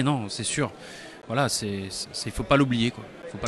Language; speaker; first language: French; native; French